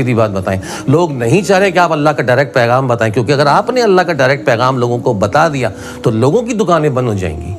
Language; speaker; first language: Urdu; native; Urdu